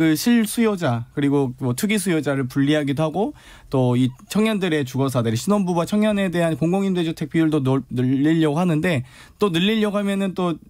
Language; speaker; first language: Korean; native; Korean